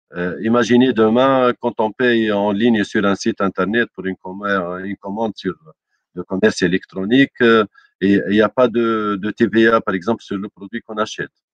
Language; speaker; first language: French; non-native, local second language; Arabic